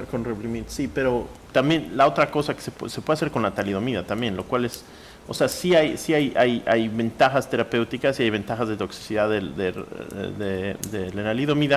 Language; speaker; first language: Spanish; native; Spanish